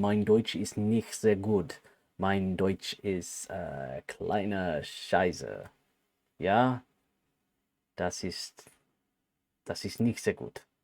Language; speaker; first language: German; non-native, learner; English